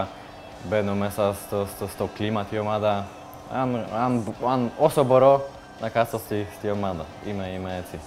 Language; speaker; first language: Greek; non-native, learner; Polish